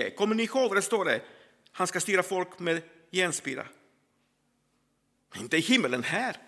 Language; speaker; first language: Swedish; non-native, fluent; Croatian